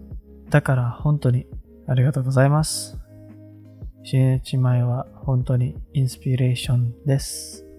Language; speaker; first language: Japanese; non-native, learner; Malay